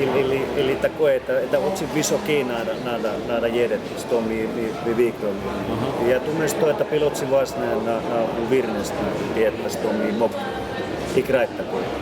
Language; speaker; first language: Russian; non-native, learner; Finnish